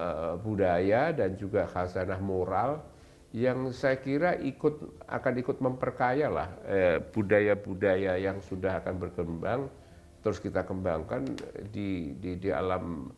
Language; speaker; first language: Indonesian; native; Indonesian